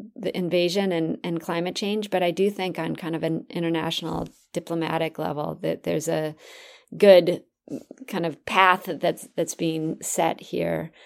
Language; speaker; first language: English; native; English